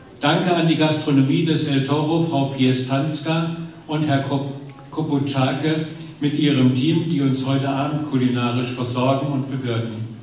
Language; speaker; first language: German; native; German